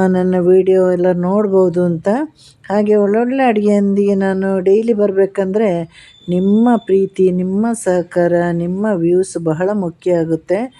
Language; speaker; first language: Kannada; non-native, local second language; Malayalam